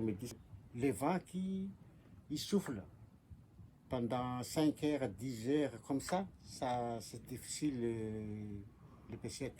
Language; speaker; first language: French; non-native, local second language; Malagasy